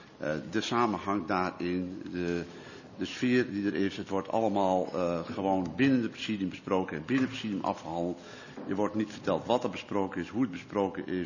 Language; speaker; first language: Dutch; native; Dutch